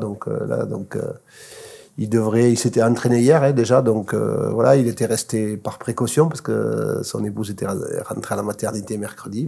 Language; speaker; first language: French; native; French